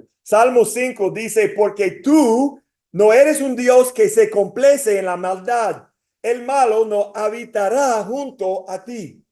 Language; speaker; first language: Spanish; non-native, fluent; English